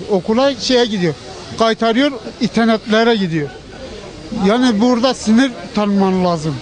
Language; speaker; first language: Turkish; non-native, local second language; Kurdish